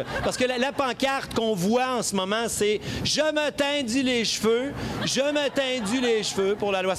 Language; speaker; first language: French; native; French